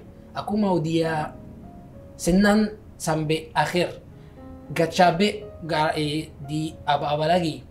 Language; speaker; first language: Indonesian; non-native, learner; Arabic